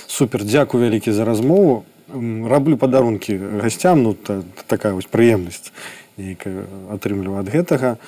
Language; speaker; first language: Belarusian; non-native, local second language; Russian